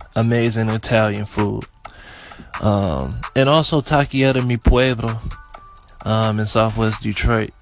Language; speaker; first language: English; native; English